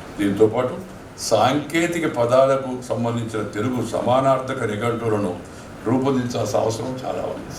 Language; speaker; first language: Telugu; native; Telugu